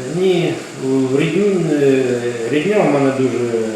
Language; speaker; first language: Ukrainian; native; Ukrainian